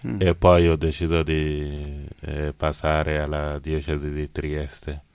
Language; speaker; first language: Italian; non-native, fluent; Fon